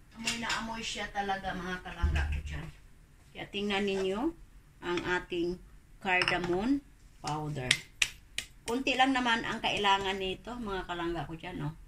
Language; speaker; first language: Filipino; non-native, local second language; Cebuano